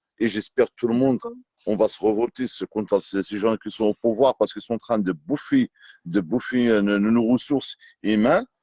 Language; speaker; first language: French; non-native, local second language; Kabyle